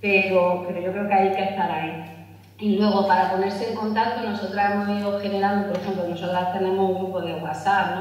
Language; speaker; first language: Spanish; native; Spanish